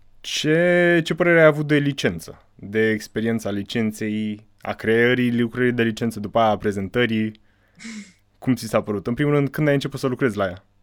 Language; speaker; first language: Romanian; native; Romanian